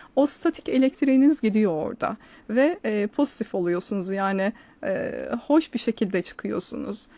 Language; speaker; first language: Turkish; native; Turkish